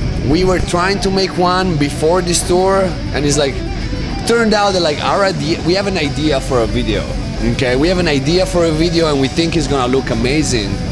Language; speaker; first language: English; native; English